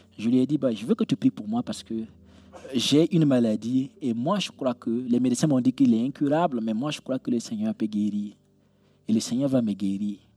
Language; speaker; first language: French; non-native, local second language; Mossi